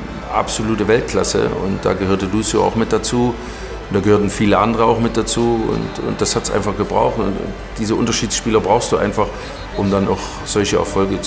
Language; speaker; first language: German; native; German